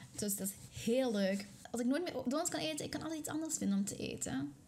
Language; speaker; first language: Dutch; non-native, fluent; Spanish